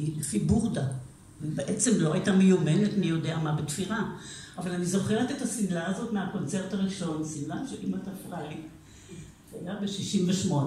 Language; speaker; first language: Hebrew; native; Hebrew